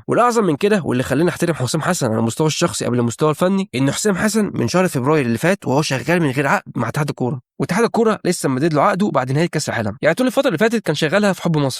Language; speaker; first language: Arabic; native; Arabic